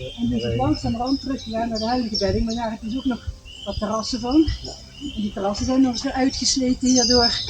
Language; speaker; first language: Dutch; native; Dutch